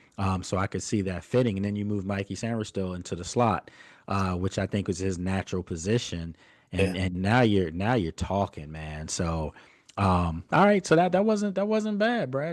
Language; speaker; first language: English; native; English